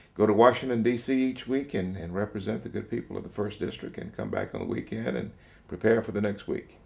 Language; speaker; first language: English; native; English